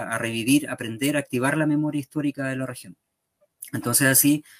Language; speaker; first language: Spanish; native; Spanish